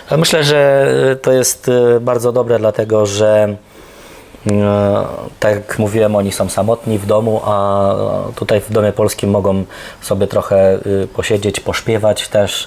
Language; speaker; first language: Polish; early bilingual, heritage; Polish